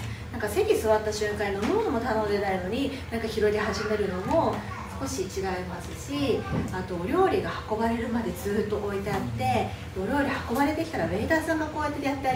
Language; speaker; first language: Japanese; native; Japanese